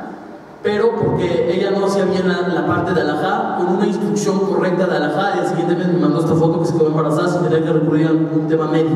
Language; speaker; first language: Spanish; native; Spanish